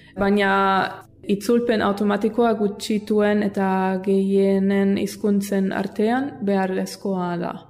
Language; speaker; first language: Basque; non-native, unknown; German